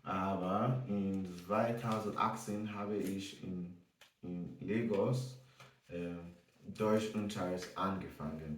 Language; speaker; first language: German; non-native, learner; English